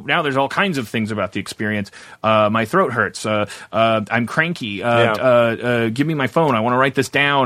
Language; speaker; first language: English; native; English